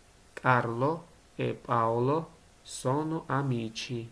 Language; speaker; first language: Italian; non-native, fluent; Georgian